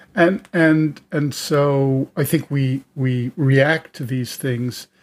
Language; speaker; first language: English; native; English